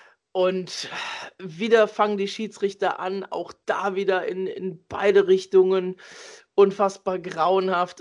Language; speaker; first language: German; native; German